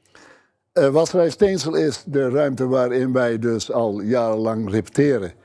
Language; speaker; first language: Dutch; native; Dutch